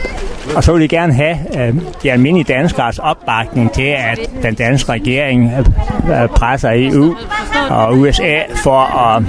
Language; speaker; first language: Danish; native; Danish